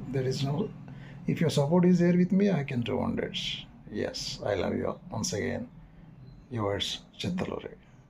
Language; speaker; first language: English; non-native, local second language; Telugu